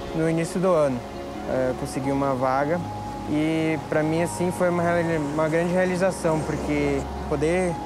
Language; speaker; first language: Portuguese; native; Portuguese